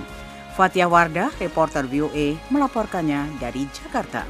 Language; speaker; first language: Indonesian; native; Indonesian